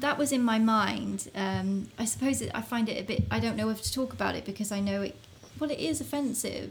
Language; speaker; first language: English; native; English